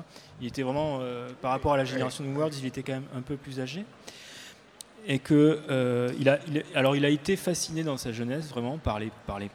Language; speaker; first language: French; native; French